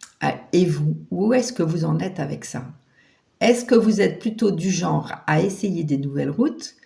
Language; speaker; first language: French; native; French